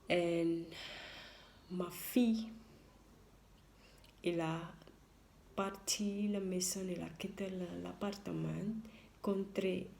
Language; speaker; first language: French; non-native, learner; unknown